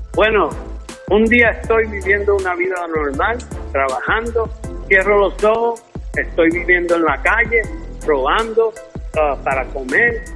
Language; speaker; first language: Spanish; early bilingual, heritage; Spanish